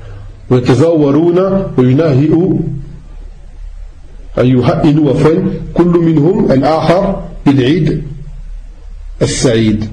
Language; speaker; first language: Arabic; non-native, fluent; French